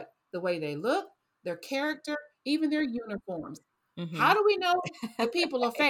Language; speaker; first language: English; native; English